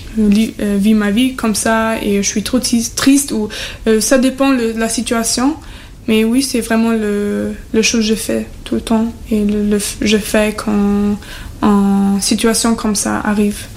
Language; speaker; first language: French; non-native, fluent; German